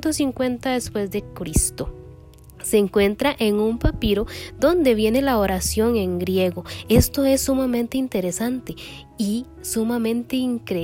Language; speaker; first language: Spanish; native; Spanish